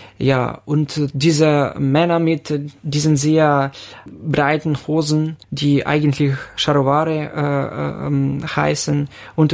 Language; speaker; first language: German; non-native, fluent; Ukrainian